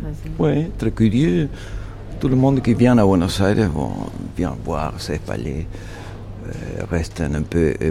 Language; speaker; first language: French; non-native, fluent; Spanish